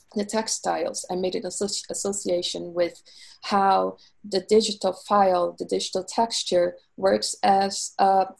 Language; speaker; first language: English; non-native, fluent; Portuguese